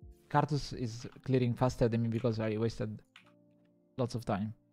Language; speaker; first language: English; non-native, fluent; Italian